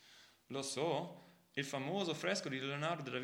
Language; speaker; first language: Italian; non-native, learner; German